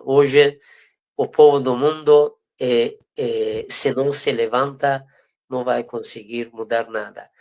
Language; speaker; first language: Portuguese; non-native, fluent; Persian